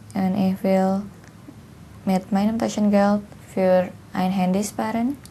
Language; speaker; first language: German; non-native, learner; Indonesian